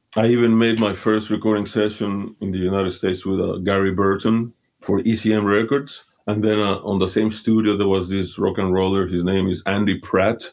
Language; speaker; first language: English; early bilingual, other home language; Spanish